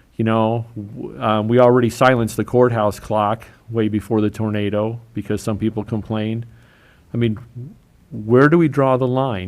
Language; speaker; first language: English; native; English